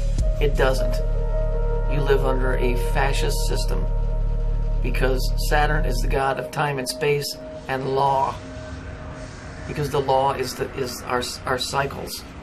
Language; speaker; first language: English; native; English